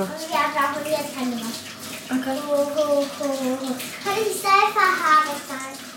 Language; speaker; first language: German; early bilingual, other home language; Ukrainian